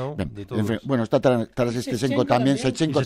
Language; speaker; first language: Spanish; native; Spanish